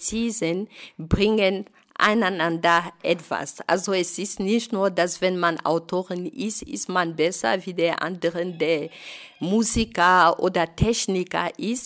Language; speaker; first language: German; non-native, fluent; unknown